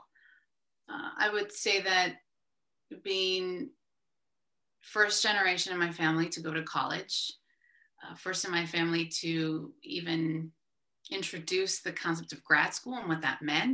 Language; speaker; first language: English; early bilingual, other home language; Spanish